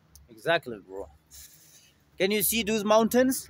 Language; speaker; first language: English; non-native, fluent; Persian